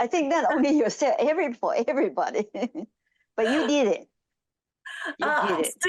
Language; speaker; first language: English; non-native, fluent; Japanese